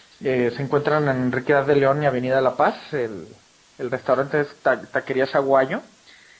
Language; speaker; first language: Spanish; native; Spanish